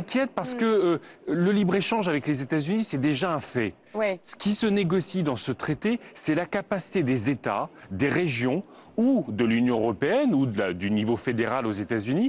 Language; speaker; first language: French; native; French